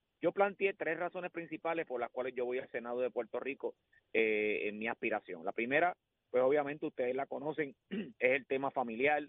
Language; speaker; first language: Spanish; native; Spanish